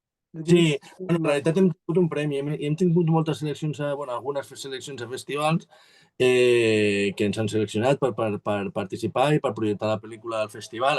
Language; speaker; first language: Catalan; native; Catalan